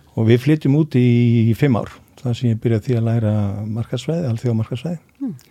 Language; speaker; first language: Icelandic; native; Icelandic